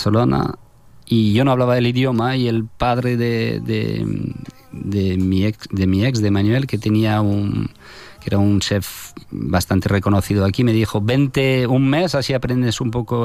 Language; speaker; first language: Spanish; non-native, fluent; French